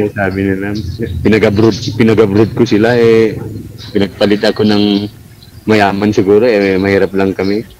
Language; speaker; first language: Filipino; non-native, local second language; Iloko